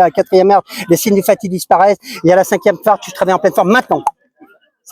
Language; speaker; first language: French; native; French